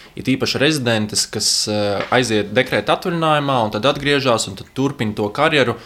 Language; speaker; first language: Latvian; non-native, local second language; Russian